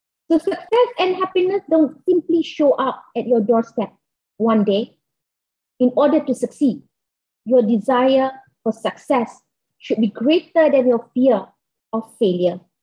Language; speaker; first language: English; non-native, local second language; Malay